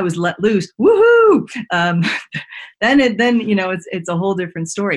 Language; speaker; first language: English; native; English